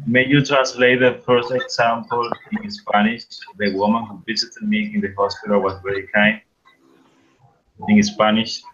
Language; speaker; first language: English; non-native, fluent; Spanish